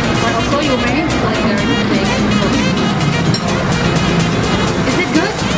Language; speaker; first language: English; non-native, fluent; Indonesian